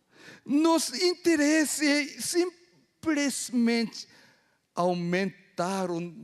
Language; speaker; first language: Portuguese; non-native, fluent; Korean